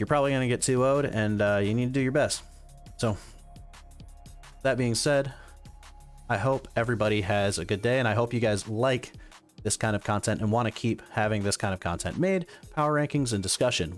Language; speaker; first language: English; native; English